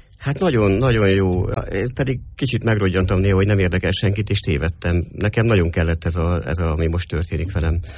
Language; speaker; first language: Hungarian; native; Hungarian